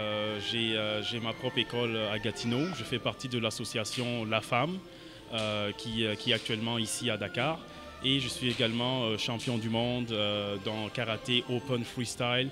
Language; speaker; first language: French; non-native, local second language; Wolof